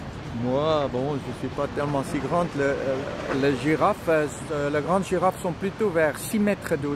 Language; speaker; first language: French; non-native, learner; Dutch